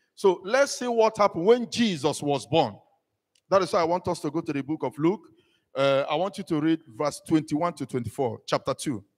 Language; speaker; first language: English; non-native, local second language; Igbo